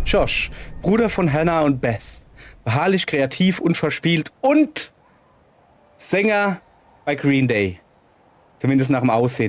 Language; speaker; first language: German; native; German